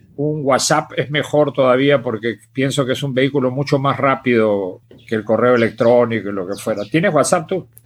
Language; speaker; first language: Spanish; native; Spanish